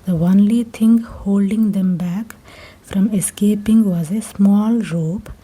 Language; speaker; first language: English; non-native, local second language; Kannada